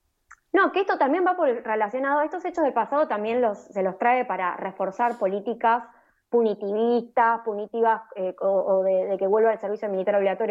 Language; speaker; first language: Spanish; native; Spanish